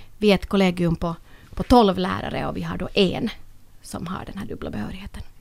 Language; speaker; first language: Swedish; native; Swedish